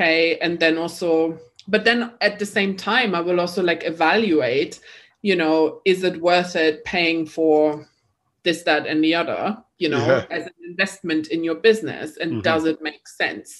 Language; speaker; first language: English; non-native, fluent; German